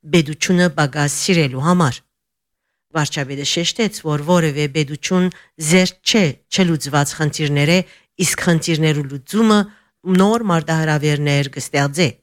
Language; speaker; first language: Armenian; early bilingual, heritage; Armenian